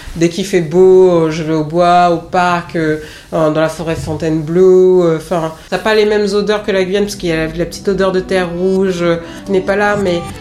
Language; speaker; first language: French; native; French